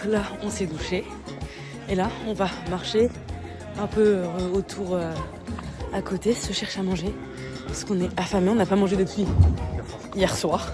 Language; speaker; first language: French; native; French